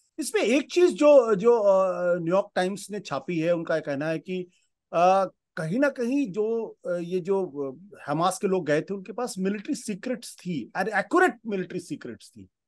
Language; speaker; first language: Hindi; native; Hindi